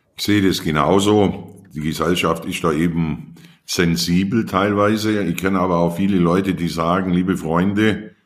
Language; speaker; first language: German; native; German